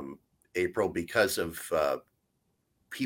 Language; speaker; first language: English; native; English